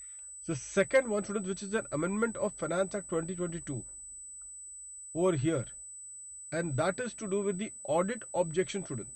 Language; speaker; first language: English; non-native, local second language; Hindi